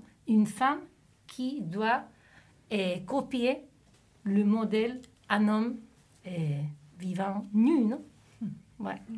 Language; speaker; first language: French; non-native, fluent; Spanish